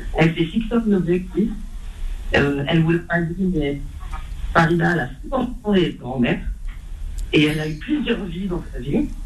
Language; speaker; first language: French; non-native, local second language; Arabic